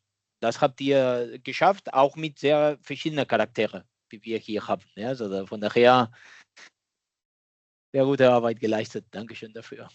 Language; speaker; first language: German; non-native, fluent; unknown